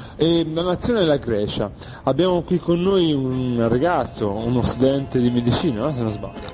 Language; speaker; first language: Italian; native; Italian